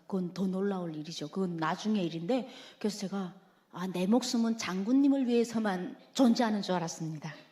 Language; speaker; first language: Korean; native; Korean